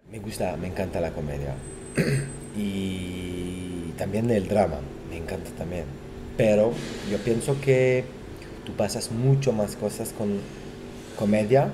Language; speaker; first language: Spanish; non-native, fluent; Portuguese